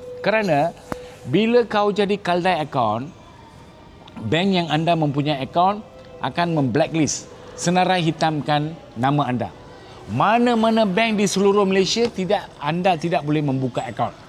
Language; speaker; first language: Malay; non-native, local second language; Tamil